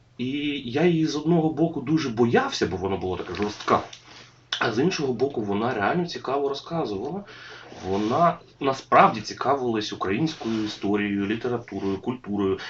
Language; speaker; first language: Ukrainian; non-native, local second language; Russian